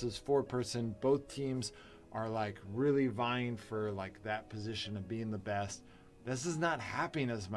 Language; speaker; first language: English; native; English